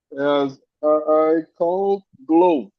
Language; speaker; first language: English; non-native, learner; Portuguese